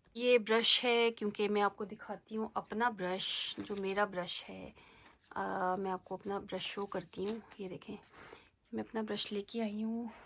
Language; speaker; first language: Urdu; native; Urdu